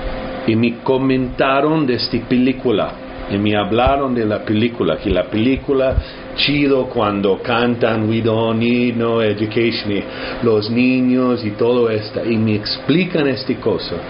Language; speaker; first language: Spanish; early bilingual, heritage; English